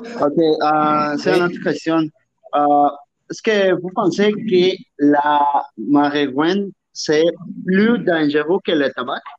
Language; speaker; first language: French; non-native, learner; Spanish